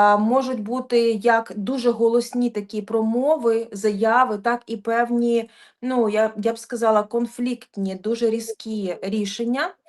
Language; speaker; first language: Ukrainian; non-native, local second language; Russian